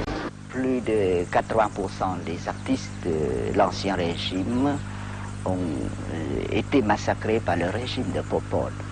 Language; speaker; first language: French; non-native, local second language; Khmer